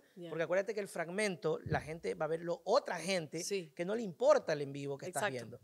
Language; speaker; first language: Spanish; native; Spanish